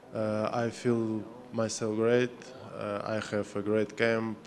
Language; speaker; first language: English; non-native, learner; Russian